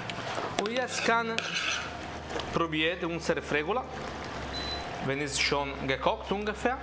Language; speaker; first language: German; non-native, learner; Italian